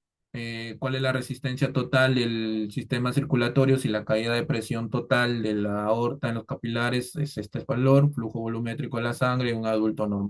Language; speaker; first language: Spanish; native; Spanish